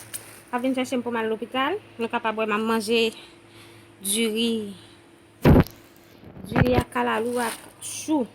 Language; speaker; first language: French; non-native, local second language; Haitian Creole